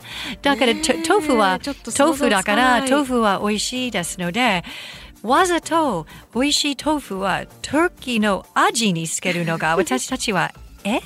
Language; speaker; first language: Japanese; non-native, fluent; English